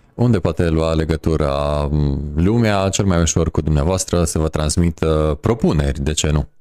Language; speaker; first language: Romanian; native; Romanian